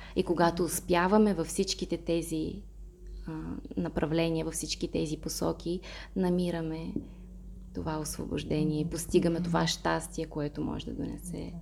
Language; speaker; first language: Bulgarian; non-native, fluent; Russian